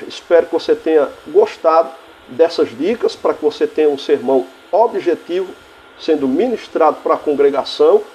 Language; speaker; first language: Portuguese; native; Portuguese